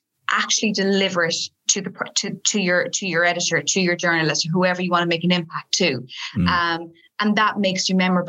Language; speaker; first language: English; native; English